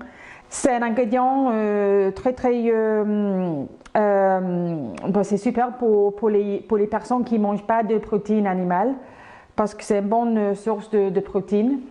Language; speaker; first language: French; non-native, fluent; English